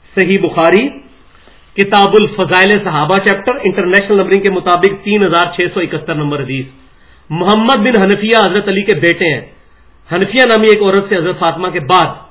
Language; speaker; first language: Urdu; non-native, local second language; Punjabi